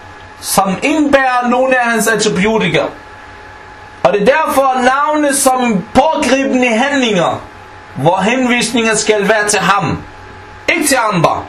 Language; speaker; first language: Danish; non-native, fluent; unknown